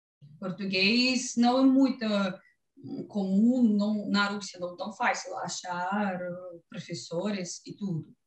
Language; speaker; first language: Portuguese; non-native, learner; Russian